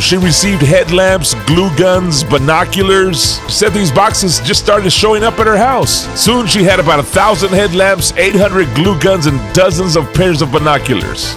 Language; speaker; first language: English; early bilingual, other home language; Spanish